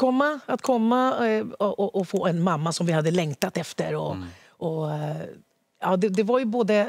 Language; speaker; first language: Swedish; early bilingual, other home language; Spanish